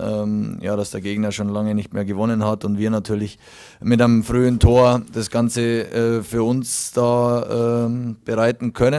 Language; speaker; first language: German; native; German